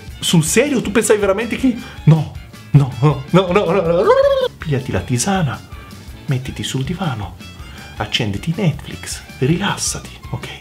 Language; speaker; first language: Italian; early bilingual, other home language; Macedonian